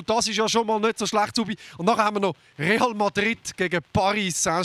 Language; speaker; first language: German; native; German